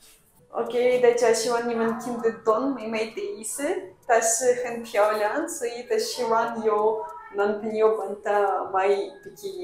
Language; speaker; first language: Chinese; non-native, fluent; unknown